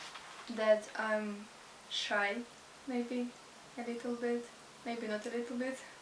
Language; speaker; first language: English; non-native, learner; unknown